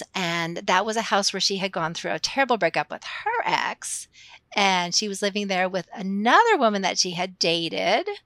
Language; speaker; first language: English; native; English